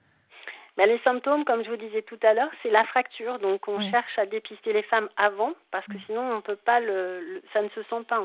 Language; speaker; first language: French; native; French